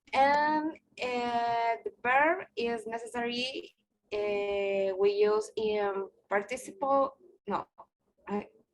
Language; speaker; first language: English; non-native, learner; Spanish